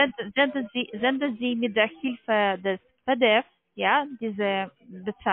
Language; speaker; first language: German; non-native, learner; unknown